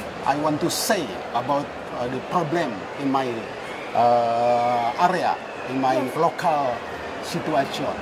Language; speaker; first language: English; non-native, learner; Indonesian